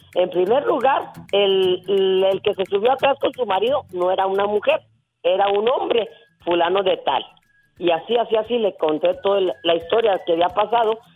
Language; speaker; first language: Spanish; native; Spanish